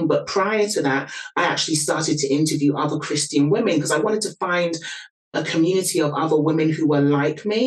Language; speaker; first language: English; native; English